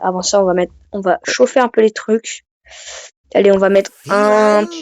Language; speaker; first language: French; native; French